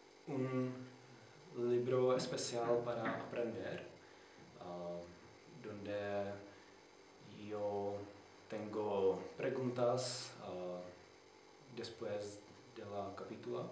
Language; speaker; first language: Spanish; non-native, learner; Czech